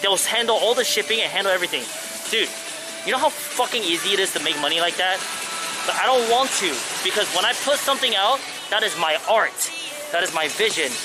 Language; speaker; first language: English; early bilingual, other home language; Chinese